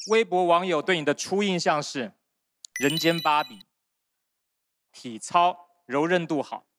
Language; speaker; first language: Chinese; native; Chinese